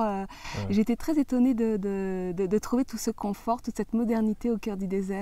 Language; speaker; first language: French; native; French